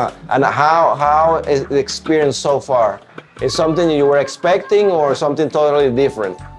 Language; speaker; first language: English; non-native, fluent; Spanish